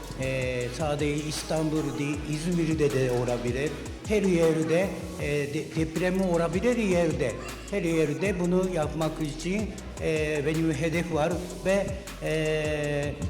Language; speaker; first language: Turkish; non-native, learner; Japanese